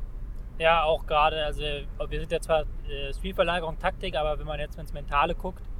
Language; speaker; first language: German; native; German